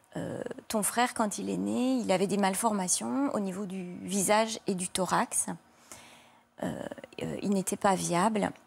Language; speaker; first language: French; native; French